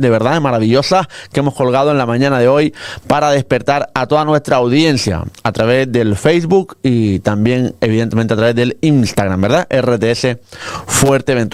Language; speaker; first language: Spanish; native; Spanish